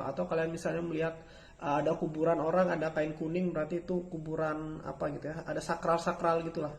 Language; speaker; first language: Indonesian; native; Indonesian